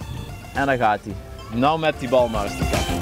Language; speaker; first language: Dutch; native; Dutch